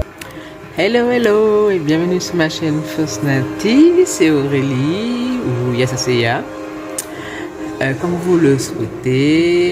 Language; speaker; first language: French; native; French